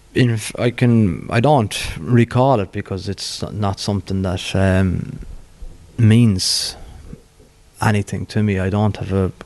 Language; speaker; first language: English; native; English